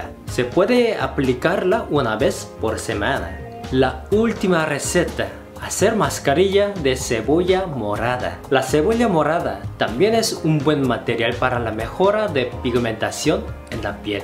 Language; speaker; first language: Spanish; non-native, fluent; Korean